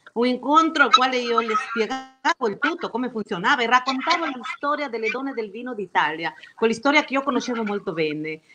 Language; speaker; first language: Italian; non-native, fluent; Spanish